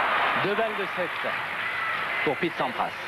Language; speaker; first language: French; native; French